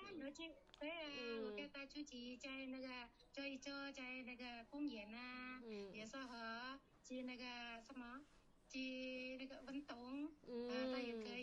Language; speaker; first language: Chinese; non-native, learner; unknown